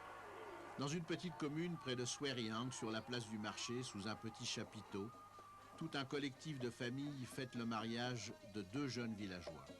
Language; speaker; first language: French; native; French